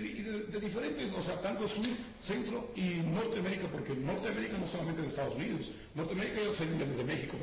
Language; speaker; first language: Spanish; native; Spanish